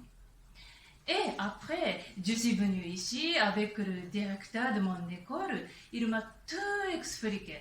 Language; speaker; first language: French; non-native, learner; Japanese